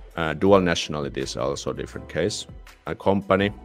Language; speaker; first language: English; non-native, fluent; Finnish